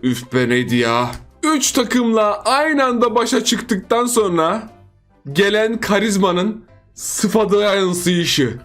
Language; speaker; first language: Turkish; native; Turkish